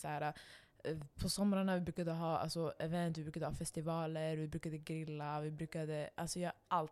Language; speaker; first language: Swedish; non-native, local second language; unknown